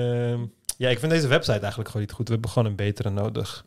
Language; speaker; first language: Dutch; native; Dutch